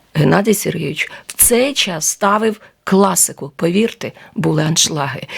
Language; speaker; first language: Ukrainian; native; Ukrainian